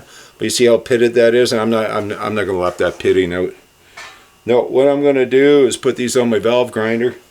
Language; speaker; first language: English; native; English